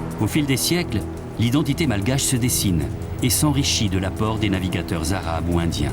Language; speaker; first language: French; native; French